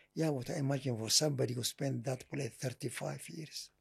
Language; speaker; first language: English; non-native, local second language; Amharic